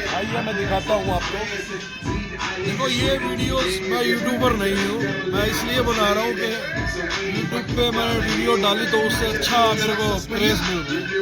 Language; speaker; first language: Hindi; native; Hindi